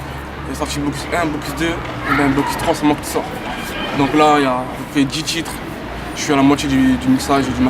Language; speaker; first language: French; native; French